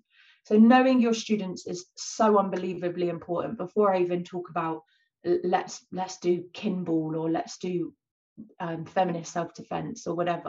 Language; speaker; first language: English; native; English